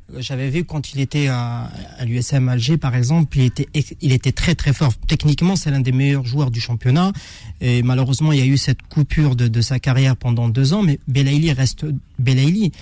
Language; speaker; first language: French; non-native, local second language; Arabic